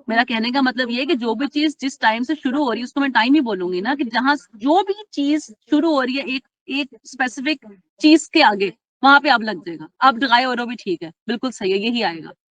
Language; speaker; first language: Urdu; non-native, local second language; Punjabi